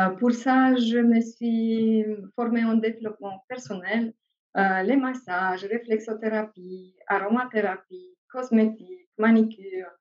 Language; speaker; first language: French; non-native, fluent; Romanian